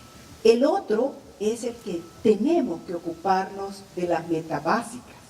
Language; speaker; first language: Spanish; native; Spanish